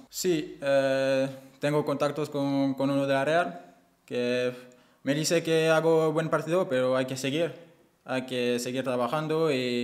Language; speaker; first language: Spanish; non-native, fluent; French